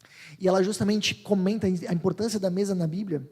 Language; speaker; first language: Portuguese; native; Portuguese